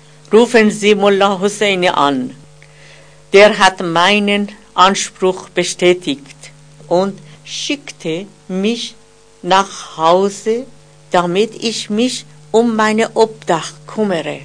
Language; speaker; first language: German; non-native, fluent; Persian